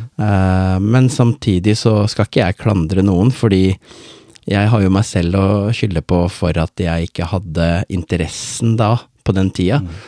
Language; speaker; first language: Norwegian; early bilingual, other home language; Tamil